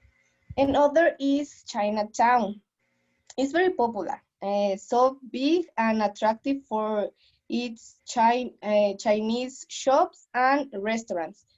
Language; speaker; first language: English; non-native, learner; Spanish